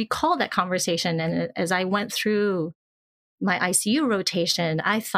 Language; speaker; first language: English; non-native, local second language; Cantonese